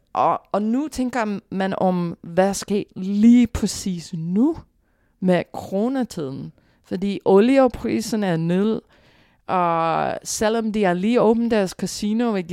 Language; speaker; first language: Danish; non-native, fluent; English